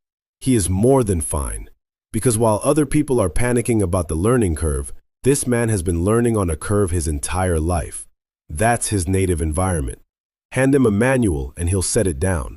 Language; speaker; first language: English; native; English